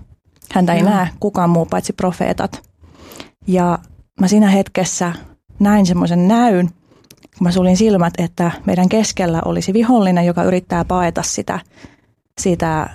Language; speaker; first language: Finnish; early bilingual, other home language; Albanian